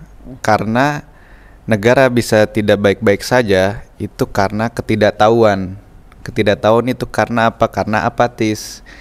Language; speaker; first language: Indonesian; native; Indonesian